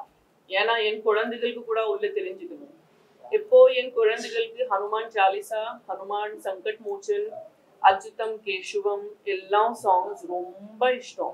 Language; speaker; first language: Tamil; non-native, local second language; Gujarati